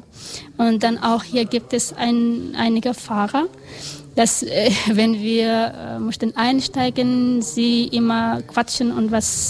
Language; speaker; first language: German; non-native, learner; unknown